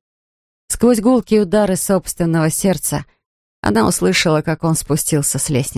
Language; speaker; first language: Russian; native; Russian